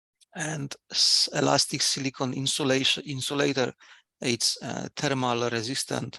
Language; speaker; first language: English; non-native, fluent; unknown